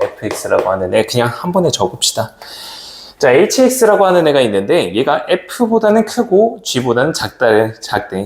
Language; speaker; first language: Korean; native; Korean